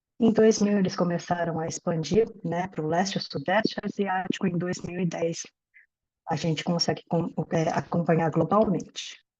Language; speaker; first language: Portuguese; early bilingual, other home language; Korean